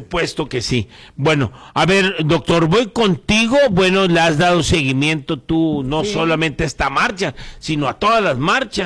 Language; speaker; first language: Spanish; native; Spanish